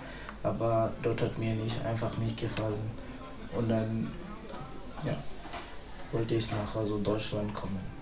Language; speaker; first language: German; non-native, learner; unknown